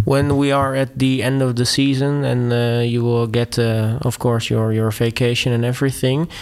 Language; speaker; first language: English; non-native, fluent; Dutch